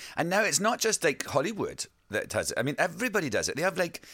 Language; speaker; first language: English; native; English